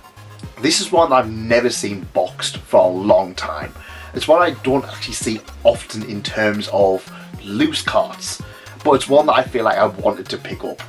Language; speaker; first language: English; native; English